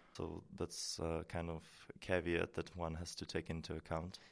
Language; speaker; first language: English; non-native, fluent; Czech